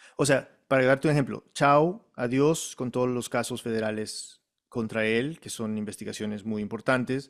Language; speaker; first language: Spanish; early bilingual, heritage; Spanish